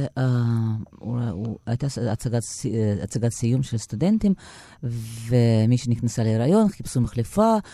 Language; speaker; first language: Hebrew; non-native, fluent; Russian